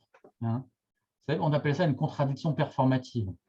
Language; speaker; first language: French; native; French